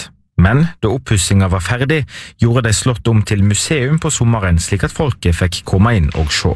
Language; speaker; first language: Norwegian; native; Norwegian